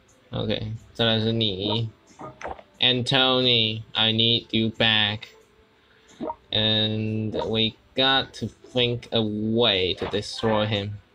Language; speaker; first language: English; non-native, learner; Chinese